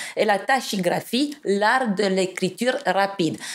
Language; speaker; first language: French; non-native, fluent; Romanian